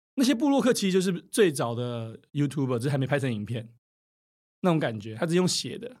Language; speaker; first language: Chinese; native; Chinese